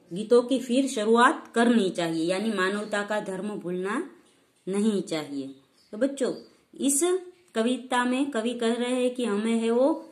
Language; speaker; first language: Hindi; non-native, local second language; Gujarati